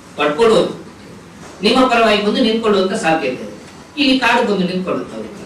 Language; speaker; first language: Kannada; non-native, local second language; Tamil